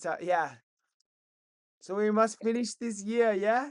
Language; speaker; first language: English; non-native, learner; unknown